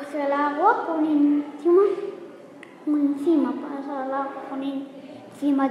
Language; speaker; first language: Spanish; non-native, learner; Arabic